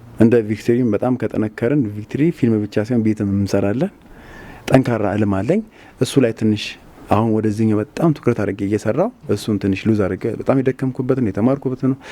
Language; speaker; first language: Amharic; native; Amharic